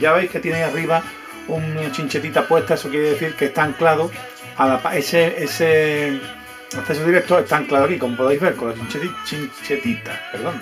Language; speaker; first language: Spanish; native; Spanish